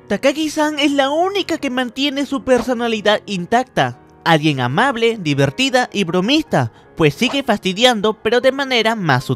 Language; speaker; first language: Spanish; native; Spanish